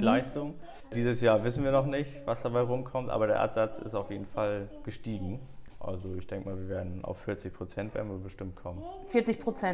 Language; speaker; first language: German; native; German